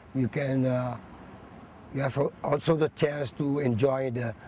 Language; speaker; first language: English; non-native, fluent; Papiamento